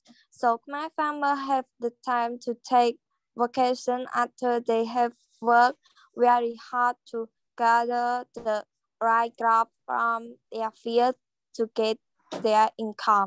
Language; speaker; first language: English; non-native, learner; Khmer